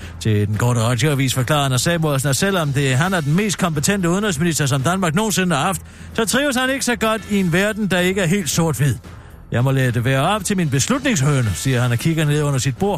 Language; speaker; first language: Danish; native; Danish